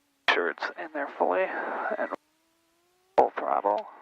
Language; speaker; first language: English; native; English